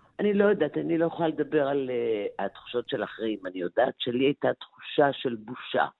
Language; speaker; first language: Hebrew; native; Hebrew